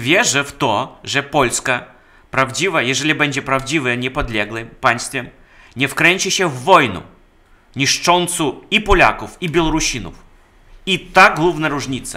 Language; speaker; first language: Polish; non-native, fluent; Russian